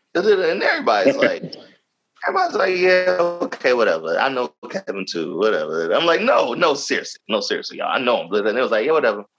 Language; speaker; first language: English; native; English